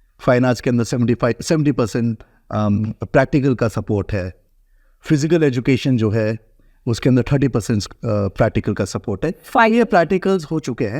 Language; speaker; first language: Hindi; native; Hindi